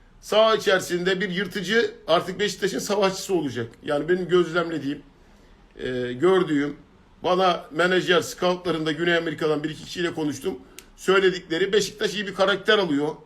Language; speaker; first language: Turkish; native; Turkish